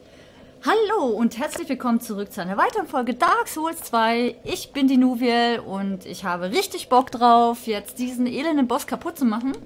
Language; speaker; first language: German; native; German